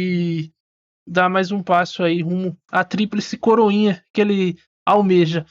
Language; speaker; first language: Portuguese; native; Portuguese